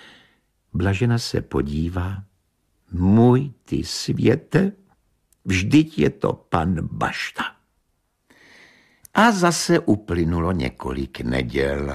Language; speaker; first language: Czech; native; Czech